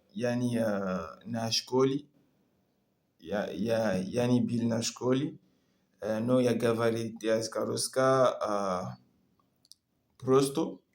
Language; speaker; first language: Russian; non-native, learner; French